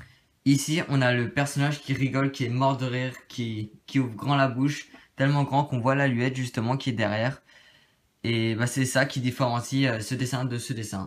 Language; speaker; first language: French; native; French